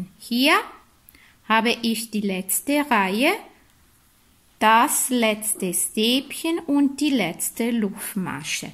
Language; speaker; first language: German; non-native, fluent; Italian